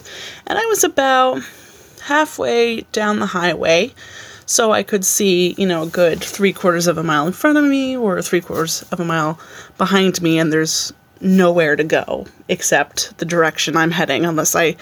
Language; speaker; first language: English; native; English